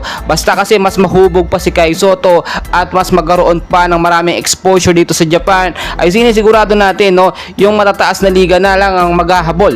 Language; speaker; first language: Filipino; native; Filipino